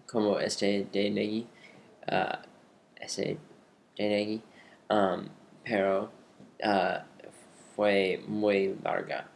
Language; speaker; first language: Spanish; non-native, learner; English